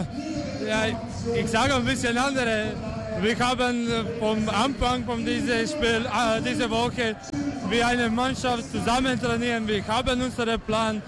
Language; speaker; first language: German; non-native, learner; Croatian